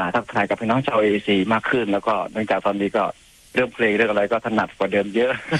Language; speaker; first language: Thai; non-native, fluent; Khmer